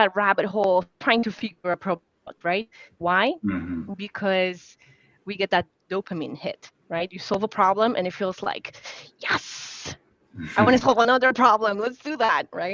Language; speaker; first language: English; non-native, fluent; Polish